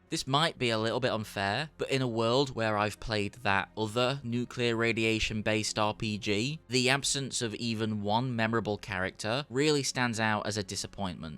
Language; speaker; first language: English; native; English